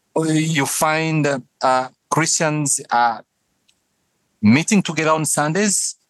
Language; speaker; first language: English; non-native, fluent; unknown